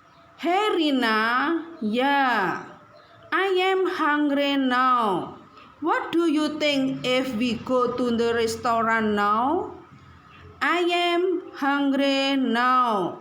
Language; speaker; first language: English; non-native, learner; Indonesian